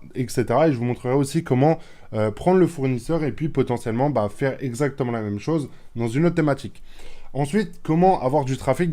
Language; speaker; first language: French; native; French